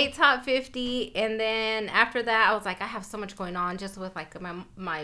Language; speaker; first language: English; native; English